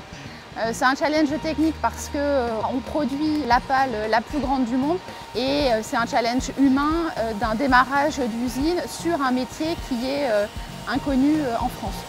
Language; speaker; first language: French; native; French